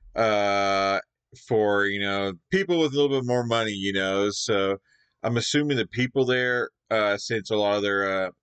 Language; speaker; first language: English; native; English